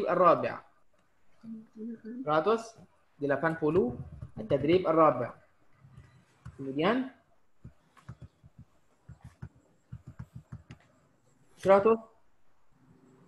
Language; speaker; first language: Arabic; non-native, fluent; Indonesian